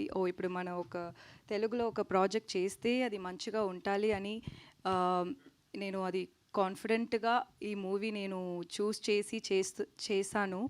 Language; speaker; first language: Telugu; non-native, learner; Tamil